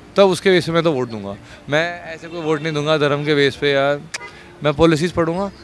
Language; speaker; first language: Hindi; native; Hindi